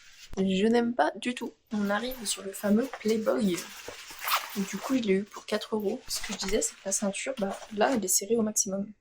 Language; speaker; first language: French; native; French